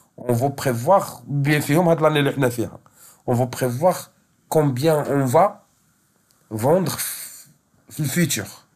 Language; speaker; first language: French; non-native, local second language; Arabic